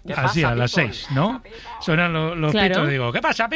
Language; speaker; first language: Spanish; native; Spanish